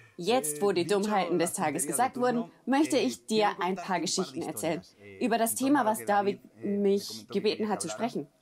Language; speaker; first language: German; non-native, fluent; Spanish